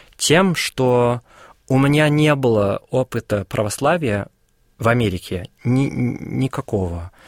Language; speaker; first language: Russian; non-native, fluent; English